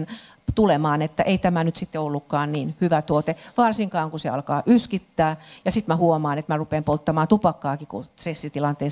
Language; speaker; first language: Finnish; native; Finnish